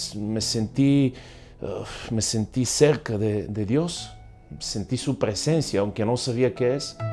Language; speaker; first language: Spanish; non-native, fluent; Bulgarian